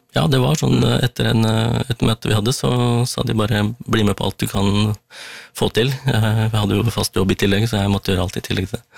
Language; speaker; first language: Norwegian; early bilingual, other home language; Tamil